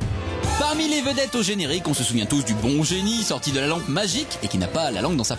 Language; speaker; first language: French; native; French